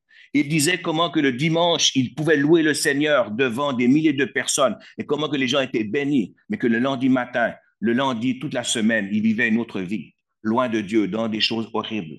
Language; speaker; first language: French; native; French